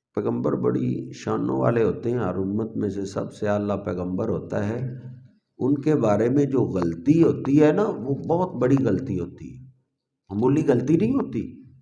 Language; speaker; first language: Urdu; non-native, local second language; Punjabi